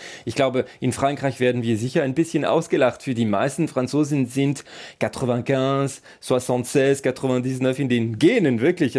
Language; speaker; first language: German; non-native, local second language; French